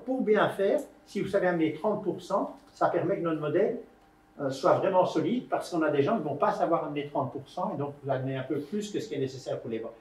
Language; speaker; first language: French; native; French